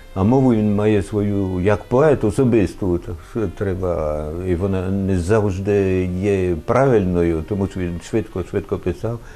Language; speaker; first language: Ukrainian; non-native, fluent; French